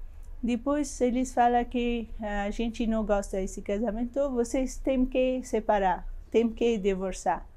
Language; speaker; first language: Portuguese; non-native, learner; Persian